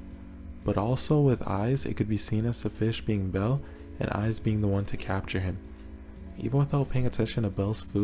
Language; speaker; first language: English; native; English